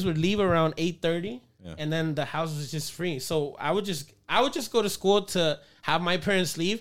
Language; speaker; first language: English; early bilingual, other home language; Spanish